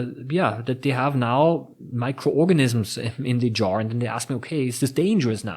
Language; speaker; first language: English; non-native, fluent; German